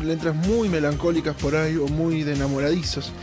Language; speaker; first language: Spanish; native; Spanish